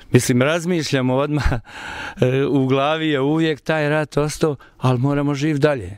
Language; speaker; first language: Croatian; native; Croatian